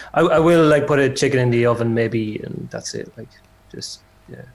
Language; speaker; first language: English; native; English